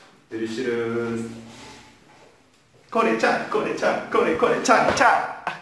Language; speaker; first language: Turkish; non-native, fluent; Korean